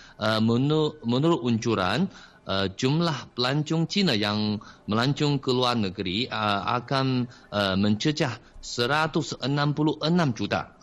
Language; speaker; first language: Malay; non-native, fluent; Chinese